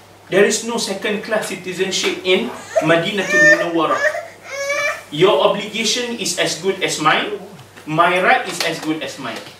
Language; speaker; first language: English; non-native, local second language; Malay